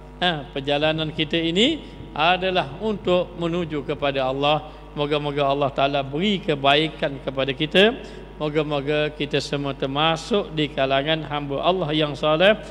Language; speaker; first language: Malay; native; Malay